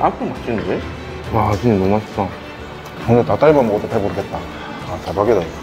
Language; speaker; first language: Korean; native; Korean